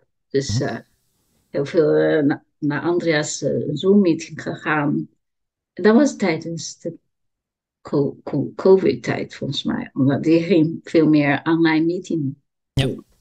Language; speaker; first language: Dutch; non-native, learner; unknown